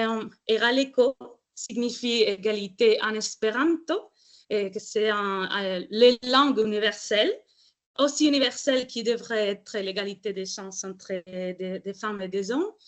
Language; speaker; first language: French; non-native, fluent; Spanish